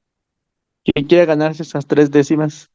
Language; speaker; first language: Spanish; native; Spanish